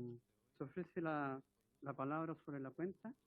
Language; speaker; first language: Spanish; native; Spanish